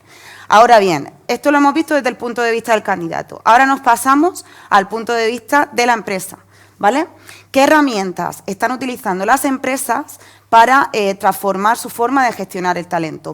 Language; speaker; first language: Spanish; native; Spanish